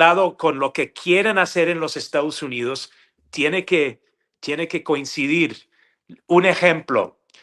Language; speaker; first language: Spanish; non-native, fluent; English